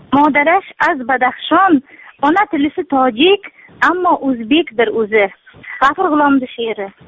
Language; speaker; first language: Uzbek; native; Uzbek